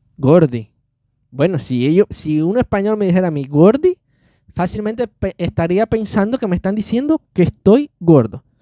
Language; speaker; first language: Spanish; native; Spanish